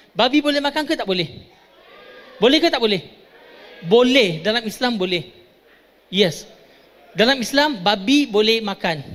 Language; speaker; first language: Malay; non-native, local second language; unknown